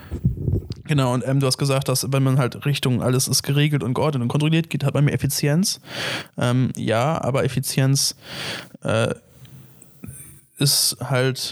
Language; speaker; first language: German; native; German